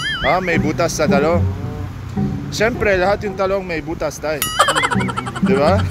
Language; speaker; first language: Filipino; non-native, learner; Arabic